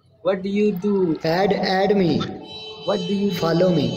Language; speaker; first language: English; non-native, learner; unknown